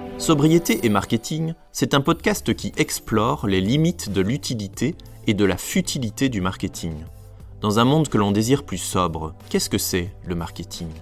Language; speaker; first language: French; native; French